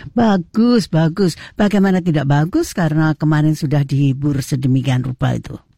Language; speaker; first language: Indonesian; native; Indonesian